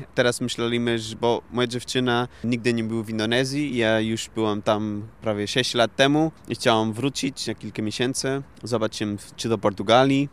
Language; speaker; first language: Polish; non-native, learner; Portuguese